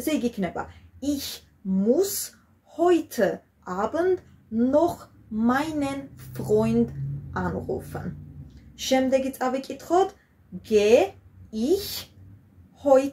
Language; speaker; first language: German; non-native, fluent; Georgian